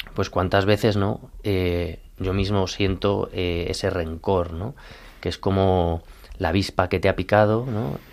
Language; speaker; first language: Spanish; native; Spanish